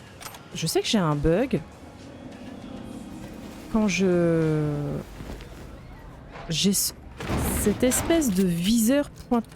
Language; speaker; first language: French; native; French